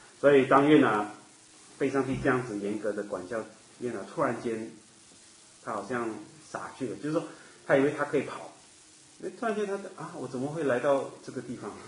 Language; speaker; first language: Chinese; native; Chinese